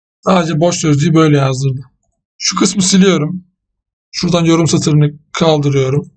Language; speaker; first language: Turkish; native; Turkish